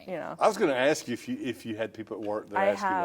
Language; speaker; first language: English; native; English